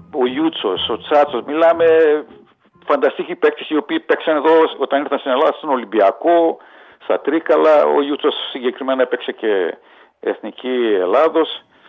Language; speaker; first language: Greek; early bilingual, heritage; Greek